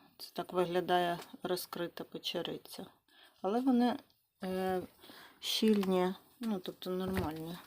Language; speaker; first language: Ukrainian; native; Ukrainian